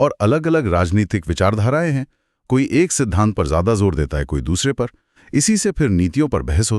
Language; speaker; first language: Hindi; native; Hindi